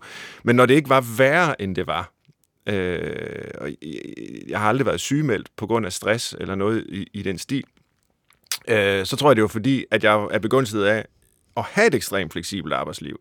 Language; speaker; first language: Danish; native; Danish